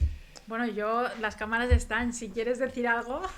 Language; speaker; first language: Spanish; native; Spanish